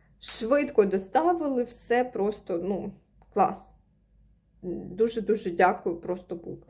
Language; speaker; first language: Ukrainian; non-native, local second language; Russian